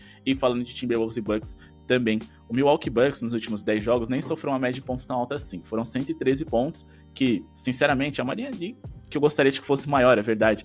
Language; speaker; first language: Portuguese; native; Portuguese